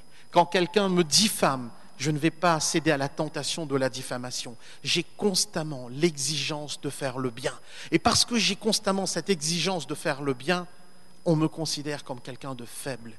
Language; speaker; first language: French; native; French